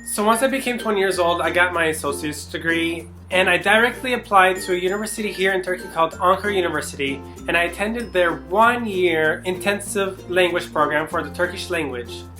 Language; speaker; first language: English; native; English